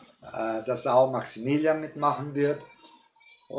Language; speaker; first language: German; non-native, fluent; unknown